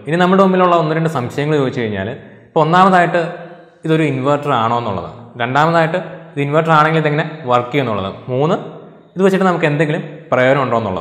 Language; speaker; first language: Malayalam; native; Malayalam